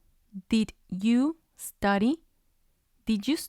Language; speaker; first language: English; non-native, fluent; Spanish